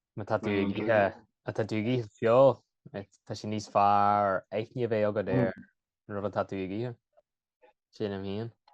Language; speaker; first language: Irish; native; Irish